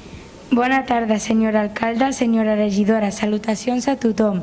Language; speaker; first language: Catalan; non-native, local second language; Spanish